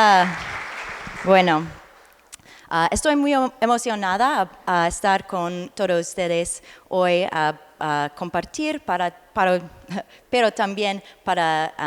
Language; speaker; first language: Spanish; non-native, learner; English